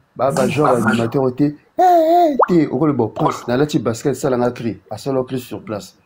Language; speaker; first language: Lingala; native; Lingala